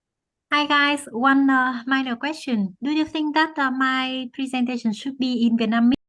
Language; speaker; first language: English; non-native, fluent; Vietnamese